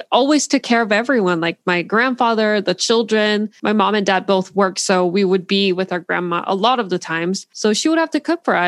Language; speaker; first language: English; non-native, fluent; Korean